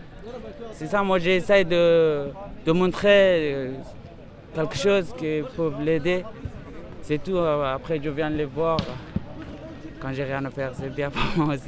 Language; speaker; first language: French; non-native, fluent; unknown